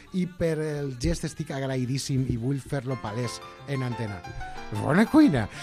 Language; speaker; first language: Catalan; native; Catalan